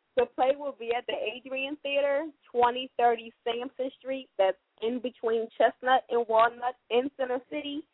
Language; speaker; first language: English; native; English